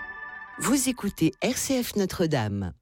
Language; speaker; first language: French; native; French